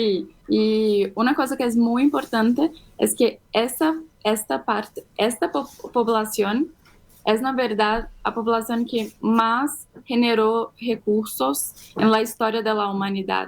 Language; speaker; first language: Spanish; non-native, fluent; Portuguese